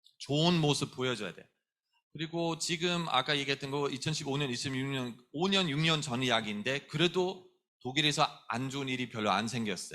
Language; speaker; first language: Korean; non-native, fluent; German